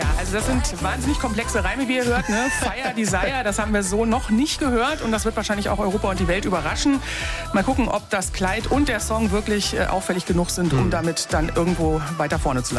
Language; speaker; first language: German; native; German